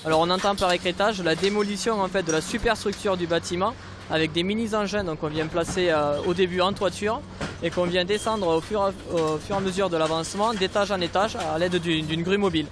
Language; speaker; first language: French; native; French